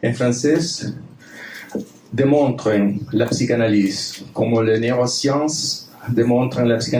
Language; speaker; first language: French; non-native, fluent; Spanish